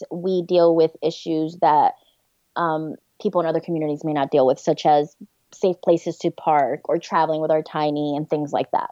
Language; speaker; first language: English; native; English